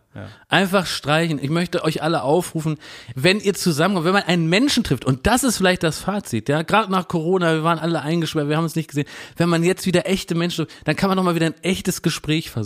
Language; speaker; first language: German; native; German